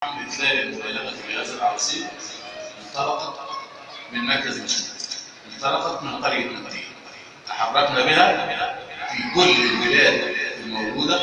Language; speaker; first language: Arabic; native; Arabic